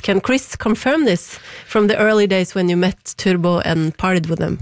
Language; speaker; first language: English; non-native, fluent; Norwegian